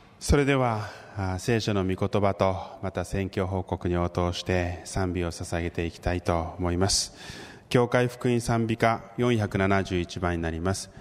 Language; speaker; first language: Japanese; native; Japanese